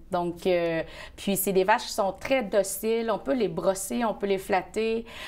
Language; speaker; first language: French; early bilingual, other home language; Vietnamese